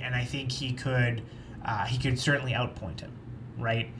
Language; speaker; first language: English; native; English